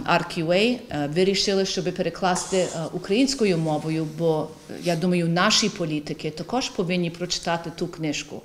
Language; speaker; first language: Ukrainian; early bilingual, heritage; Ukrainian